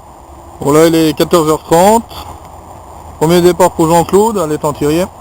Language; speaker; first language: French; native; French